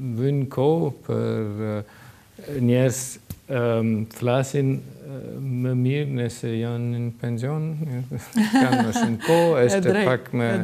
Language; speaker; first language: Albanian; non-native, learner; German